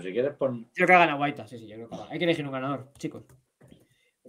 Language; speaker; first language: Spanish; native; Spanish